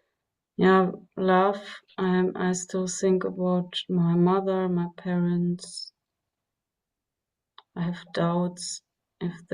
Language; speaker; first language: English; non-native, fluent; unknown